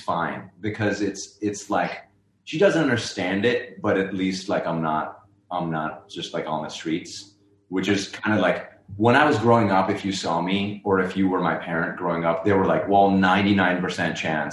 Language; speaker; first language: English; non-native, local second language; Urdu